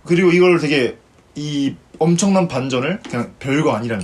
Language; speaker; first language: Korean; native; Korean